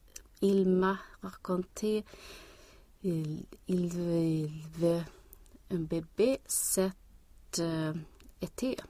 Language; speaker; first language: French; non-native, learner; Swedish